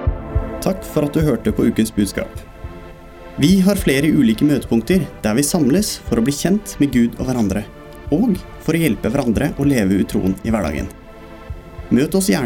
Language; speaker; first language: Norwegian; native; Norwegian